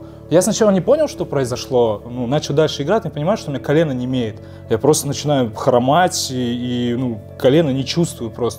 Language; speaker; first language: Russian; native; Russian